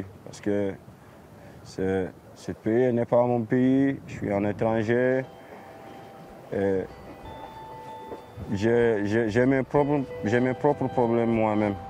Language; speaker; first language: French; non-native, fluent; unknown